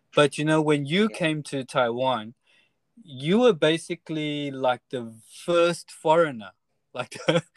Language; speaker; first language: English; non-native, fluent; Chinese